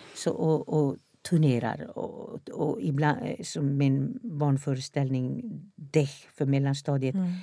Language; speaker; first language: Swedish; non-native, local second language; Northern Sami